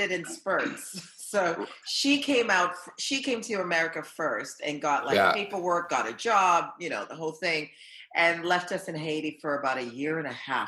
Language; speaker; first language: English; early bilingual, other home language; Haitian Creole